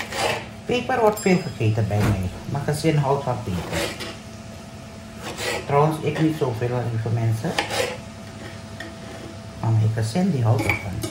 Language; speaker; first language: Dutch; non-native, local second language; Caribbean Hindustani